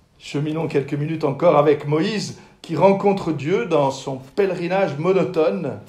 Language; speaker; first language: French; native; French